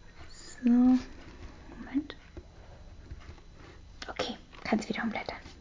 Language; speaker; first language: German; native; German